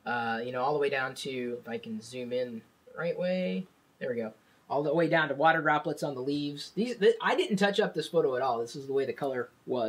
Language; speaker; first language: English; native; English